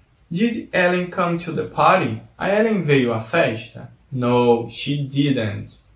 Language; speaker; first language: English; non-native, fluent; Portuguese